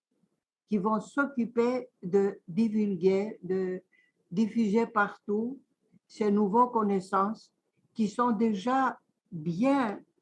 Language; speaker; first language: French; non-native, fluent; Greek